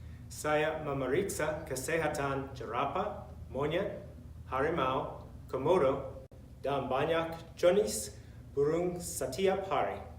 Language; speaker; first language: Indonesian; non-native, learner; English